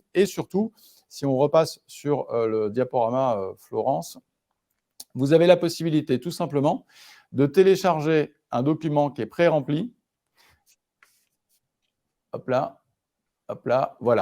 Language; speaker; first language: French; native; French